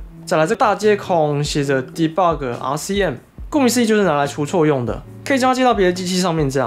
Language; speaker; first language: Chinese; native; Chinese